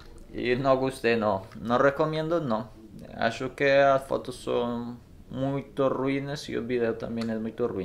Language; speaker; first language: Spanish; non-native, learner; Portuguese